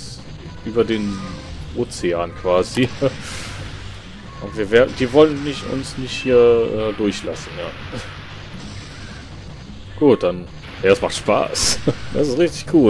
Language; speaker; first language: German; native; German